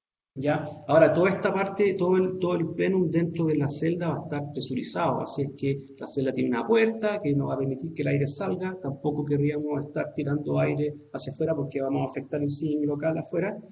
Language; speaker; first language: Spanish; native; Spanish